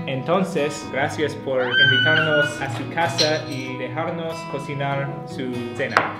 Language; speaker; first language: Spanish; non-native, learner; English